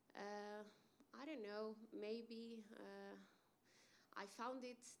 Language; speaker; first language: English; non-native, fluent; Portuguese